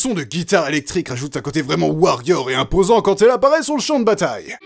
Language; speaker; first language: French; native; French